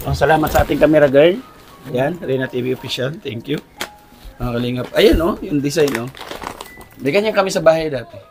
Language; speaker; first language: Filipino; native; Filipino